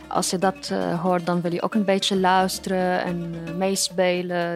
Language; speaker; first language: Dutch; non-native, fluent; Arabic